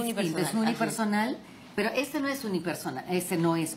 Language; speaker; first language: Spanish; native; Spanish